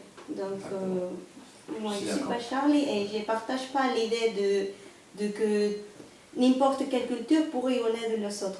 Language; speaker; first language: French; non-native, learner; Spanish